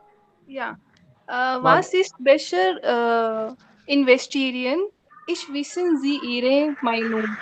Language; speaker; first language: German; non-native, learner; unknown